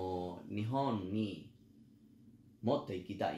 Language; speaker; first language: Japanese; non-native, learner; Spanish